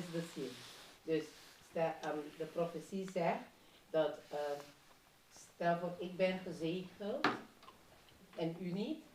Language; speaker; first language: Dutch; non-native, learner; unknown